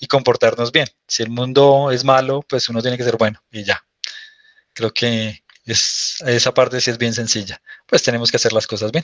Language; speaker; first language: Spanish; native; Spanish